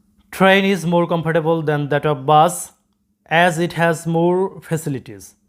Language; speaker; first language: English; non-native, local second language; Bangla